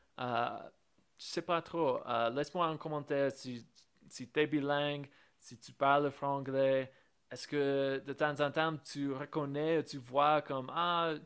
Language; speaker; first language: French; non-native, fluent; English